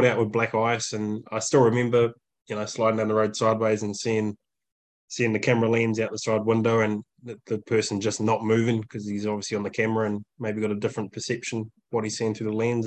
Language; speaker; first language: English; native; English